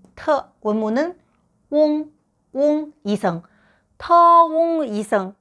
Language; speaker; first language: Korean; non-native, fluent; Chinese